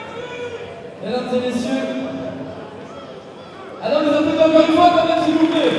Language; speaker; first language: French; native; French